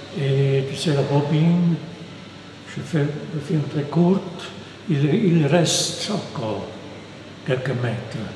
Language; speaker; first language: French; non-native, local second language; German